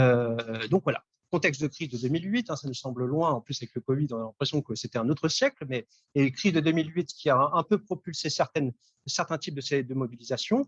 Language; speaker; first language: French; native; French